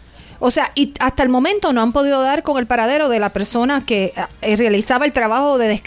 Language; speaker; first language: Spanish; native; Spanish